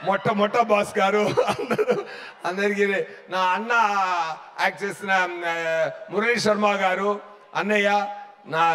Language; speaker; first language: Telugu; non-native, fluent; Tamil